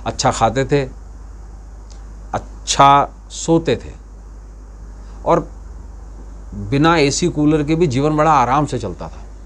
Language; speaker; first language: Hindi; native; Hindi